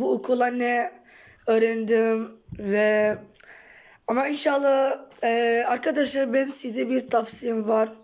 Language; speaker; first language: Turkish; non-native, learner; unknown